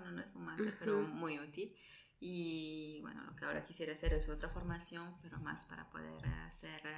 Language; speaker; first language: Spanish; early bilingual, other home language; Italian